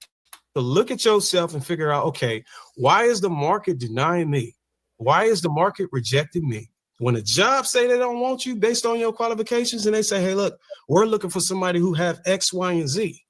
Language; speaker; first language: English; native; English